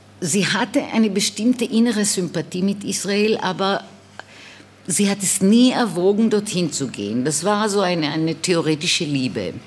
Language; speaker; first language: German; non-native, fluent; Hebrew